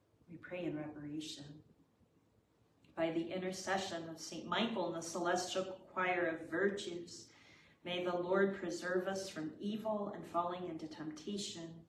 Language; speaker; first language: English; native; English